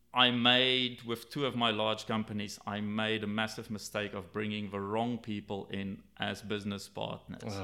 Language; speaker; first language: English; native; English